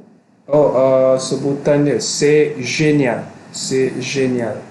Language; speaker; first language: French; non-native, fluent; Malay